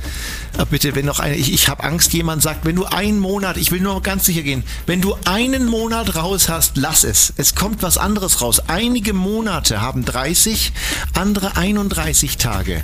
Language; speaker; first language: German; native; German